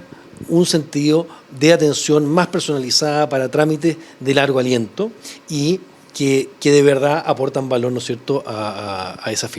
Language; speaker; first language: Spanish; native; Spanish